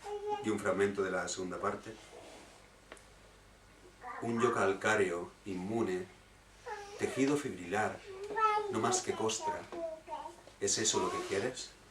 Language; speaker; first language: Spanish; native; Spanish